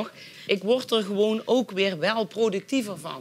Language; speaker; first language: Dutch; native; Dutch